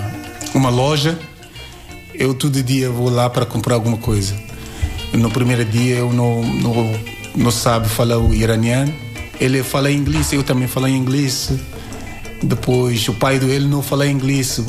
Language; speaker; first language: Portuguese; non-native, learner; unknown